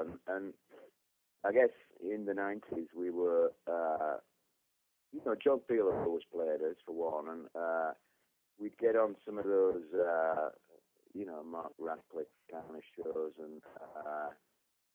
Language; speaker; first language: English; native; English